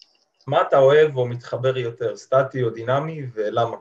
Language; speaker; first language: Hebrew; native; Hebrew